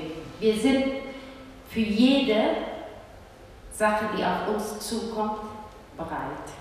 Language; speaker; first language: German; early bilingual, other home language; Kurdish